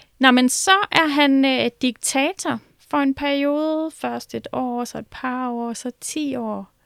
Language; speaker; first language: Danish; native; Danish